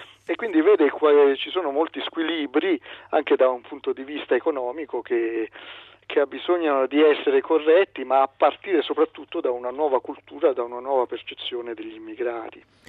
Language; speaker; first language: Italian; native; Italian